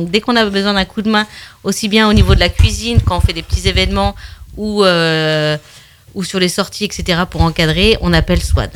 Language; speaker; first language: French; native; French